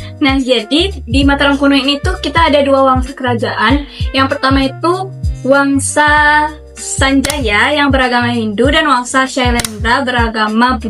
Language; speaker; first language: Indonesian; native; Indonesian